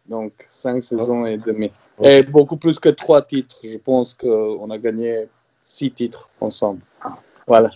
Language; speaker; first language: French; non-native, fluent; Serbian